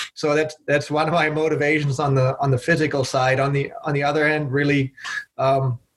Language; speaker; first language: English; non-native, fluent; German